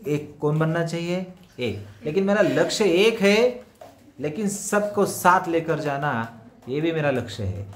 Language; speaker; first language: Hindi; non-native, local second language; Marathi